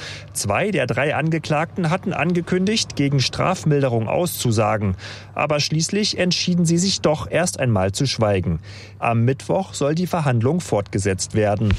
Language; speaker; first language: German; native; German